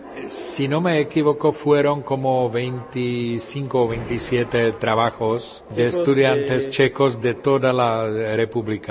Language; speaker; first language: Spanish; non-native, fluent; Czech